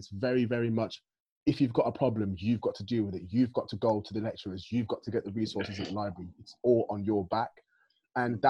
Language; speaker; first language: English; native; English